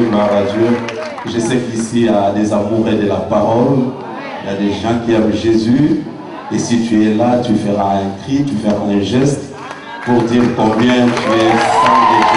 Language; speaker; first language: French; non-native, local second language; Lingala